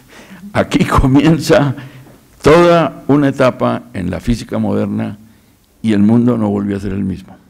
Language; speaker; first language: Spanish; native; Spanish